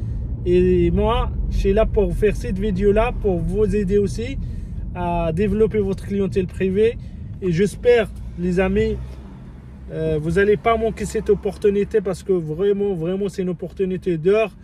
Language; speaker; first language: French; non-native, fluent; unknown